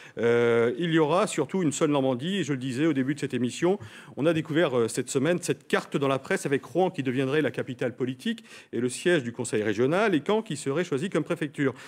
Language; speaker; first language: French; native; French